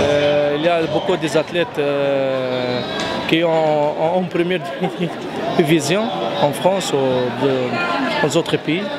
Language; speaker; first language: French; non-native, learner; Arabic